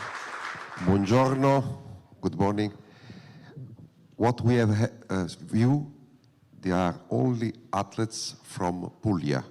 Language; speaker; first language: English; non-native, fluent; Italian